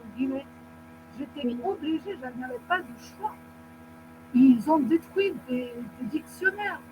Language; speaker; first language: French; non-native, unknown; Ukrainian